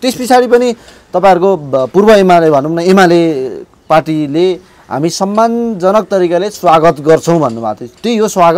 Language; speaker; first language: Nepali; native; Nepali